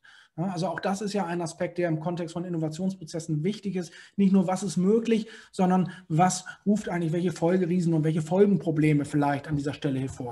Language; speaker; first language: German; native; German